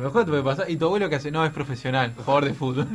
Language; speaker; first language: Spanish; native; Spanish